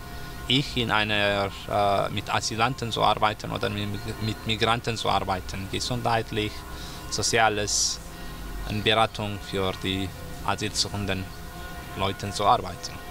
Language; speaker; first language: German; non-native, learner; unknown